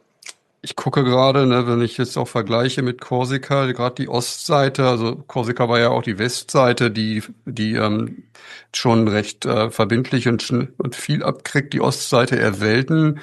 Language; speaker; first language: German; native; German